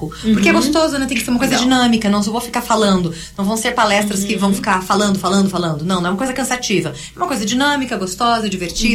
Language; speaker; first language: Portuguese; native; Portuguese